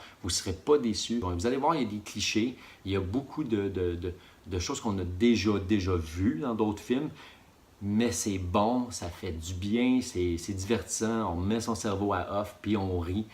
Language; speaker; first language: French; native; French